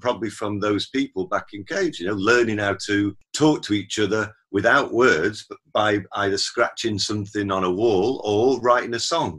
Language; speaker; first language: English; native; English